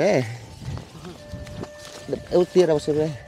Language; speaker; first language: Portuguese; non-native, learner; Vietnamese